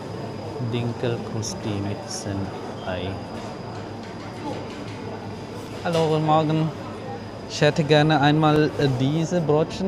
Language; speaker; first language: German; non-native, learner; Filipino